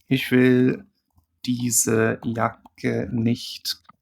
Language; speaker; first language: German; non-native, fluent; English